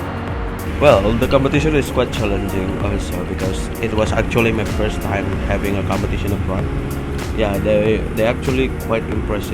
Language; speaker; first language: English; non-native, fluent; Indonesian